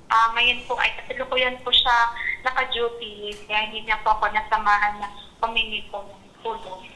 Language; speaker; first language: Filipino; native; Filipino